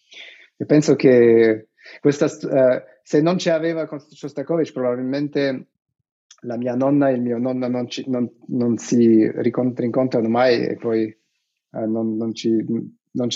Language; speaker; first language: Italian; non-native, fluent; Russian